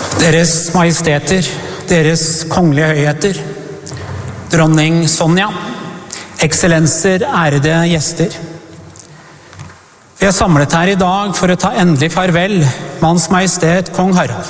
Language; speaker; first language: Norwegian; early bilingual, other home language; Persian